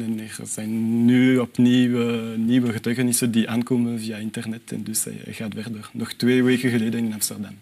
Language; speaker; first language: Dutch; non-native, local second language; French